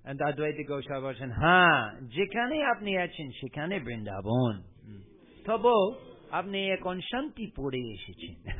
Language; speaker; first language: Bangla; non-native, fluent; English